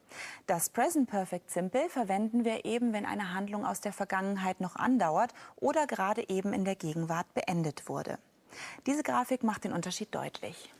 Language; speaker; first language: German; native; German